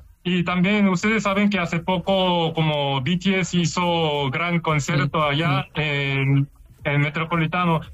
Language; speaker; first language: Spanish; non-native, fluent; Korean